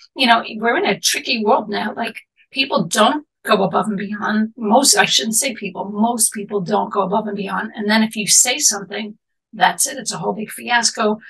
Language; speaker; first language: English; native; English